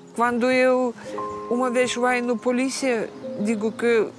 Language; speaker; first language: Portuguese; non-native, learner; Russian